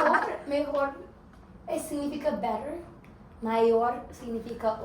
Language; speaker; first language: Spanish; non-native, learner; English